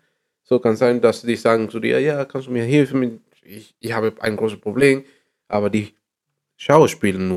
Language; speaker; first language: German; non-native, learner; Spanish